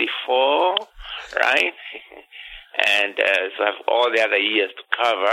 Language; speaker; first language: English; non-native, local second language; Kikuyu